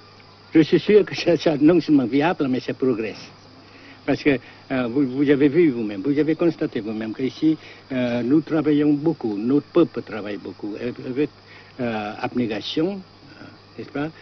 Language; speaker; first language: French; non-native, fluent; Vietnamese